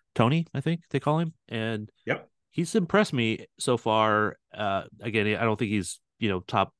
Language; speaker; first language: English; native; English